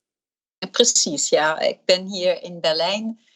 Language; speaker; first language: Dutch; early bilingual, heritage; German